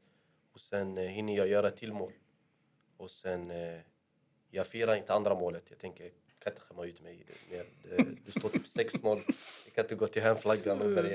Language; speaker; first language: Swedish; early bilingual, other home language; Arabic